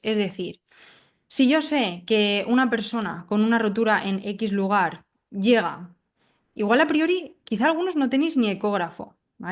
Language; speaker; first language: Spanish; native; Spanish